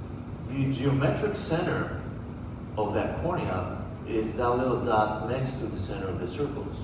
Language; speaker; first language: English; non-native, fluent; Greek